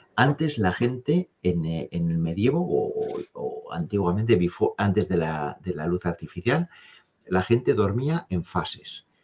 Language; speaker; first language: Spanish; native; Spanish